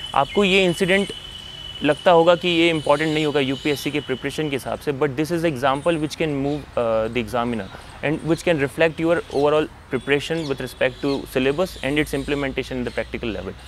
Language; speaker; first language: Hindi; native; Hindi